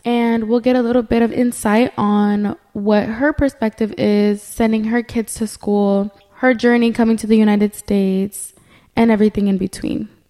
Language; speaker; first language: English; early bilingual, other home language; Spanish